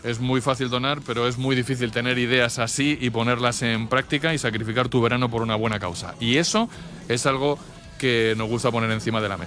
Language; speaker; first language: Spanish; native; Spanish